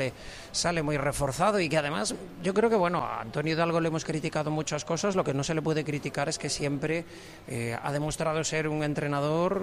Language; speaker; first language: Spanish; native; Spanish